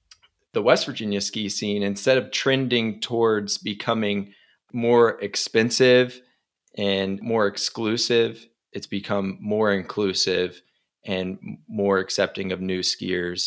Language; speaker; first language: English; native; English